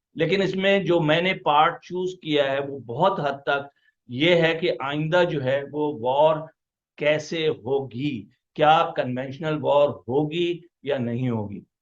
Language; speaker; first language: Urdu; native; Urdu